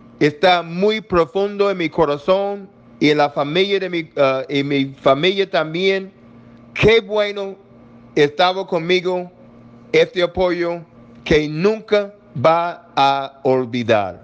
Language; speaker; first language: Spanish; non-native, learner; English